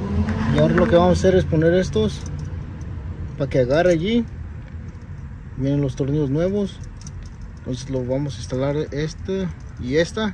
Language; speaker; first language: Spanish; early bilingual, heritage; Spanish